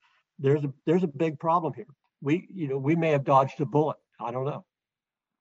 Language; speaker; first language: English; native; English